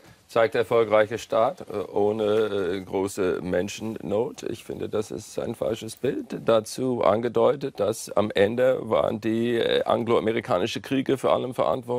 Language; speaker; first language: German; non-native, fluent; English